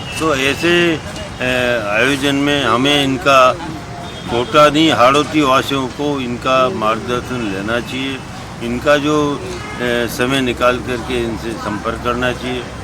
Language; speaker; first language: Hindi; native; Hindi